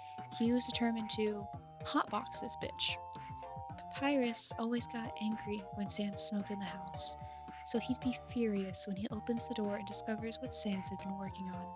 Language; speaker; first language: English; native; English